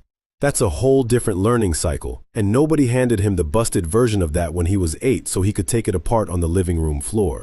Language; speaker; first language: English; native; English